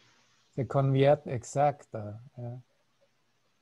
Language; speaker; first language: Spanish; non-native, fluent; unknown